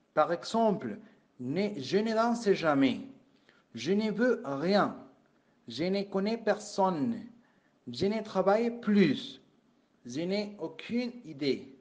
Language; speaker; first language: French; non-native, fluent; Spanish